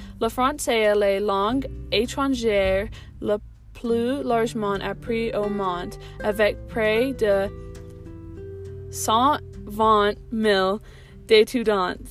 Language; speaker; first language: French; non-native, learner; English